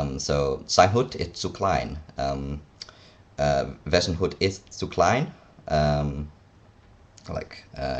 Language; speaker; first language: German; non-native, learner; English